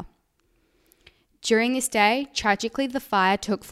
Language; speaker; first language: English; native; English